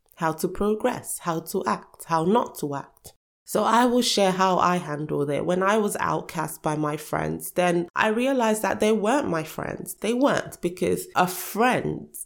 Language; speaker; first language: English; early bilingual, other home language; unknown